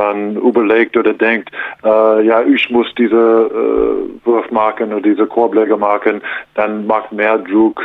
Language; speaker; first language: German; non-native, learner; English